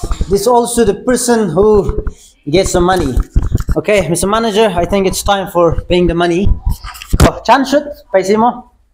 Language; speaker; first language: English; non-native, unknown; Persian